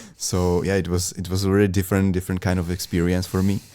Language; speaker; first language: English; non-native, fluent; Czech